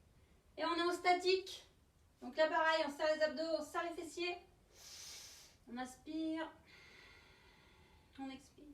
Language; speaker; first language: French; native; French